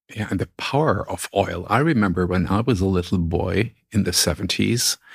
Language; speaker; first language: English; non-native, fluent; German